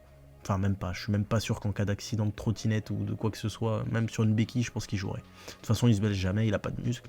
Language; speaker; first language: French; native; French